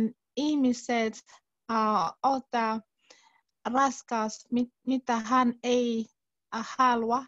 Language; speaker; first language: Finnish; non-native, learner; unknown